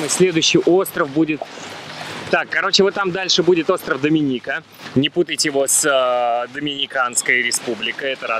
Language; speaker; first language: Russian; native; Russian